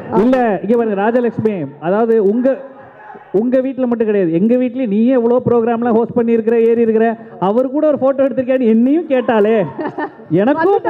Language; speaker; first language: Tamil; native; Tamil